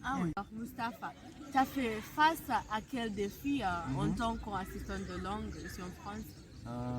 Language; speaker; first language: French; non-native, fluent; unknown